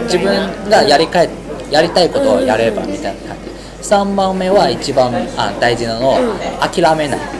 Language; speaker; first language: Japanese; non-native, fluent; Chinese